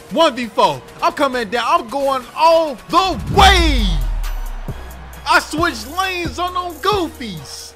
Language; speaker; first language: English; native; English